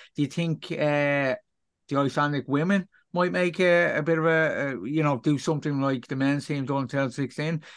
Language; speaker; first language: English; native; English